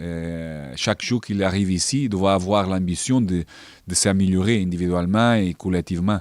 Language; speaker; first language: French; non-native, learner; Portuguese